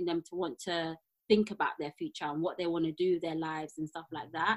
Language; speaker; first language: English; native; English